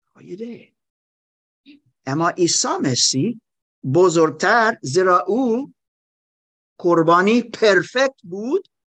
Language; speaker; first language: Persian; non-native, learner; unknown